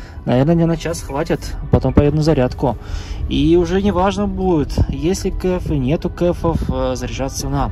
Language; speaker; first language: Russian; native; Russian